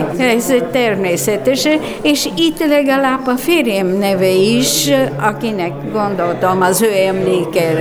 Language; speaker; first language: Hungarian; non-native, fluent; Bulgarian